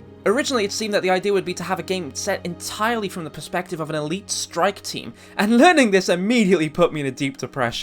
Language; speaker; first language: English; native; English